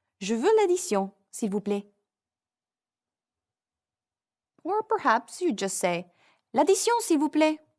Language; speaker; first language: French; non-native, fluent; English